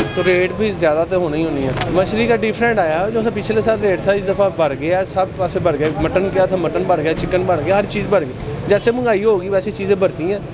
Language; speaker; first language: Urdu; non-native, local second language; Punjabi